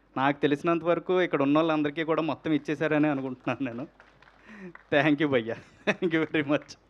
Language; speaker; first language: Telugu; native; Telugu